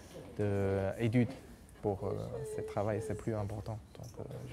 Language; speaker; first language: French; non-native, local second language; Chinese